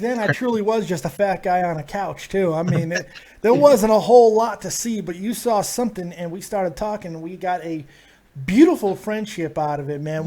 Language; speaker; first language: English; native; English